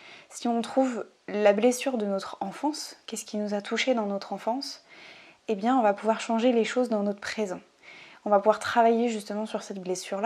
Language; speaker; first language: French; native; French